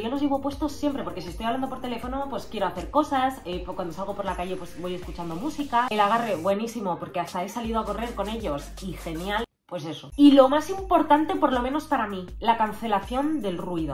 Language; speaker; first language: Spanish; native; Spanish